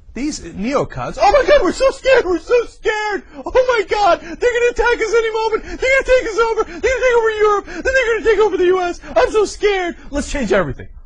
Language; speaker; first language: English; native; English